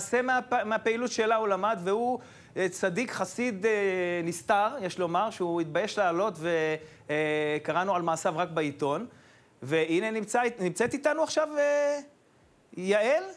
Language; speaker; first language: Hebrew; native; Hebrew